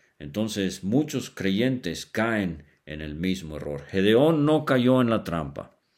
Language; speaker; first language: Spanish; native; Spanish